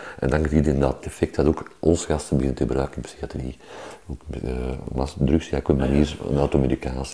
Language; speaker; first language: Dutch; native; Dutch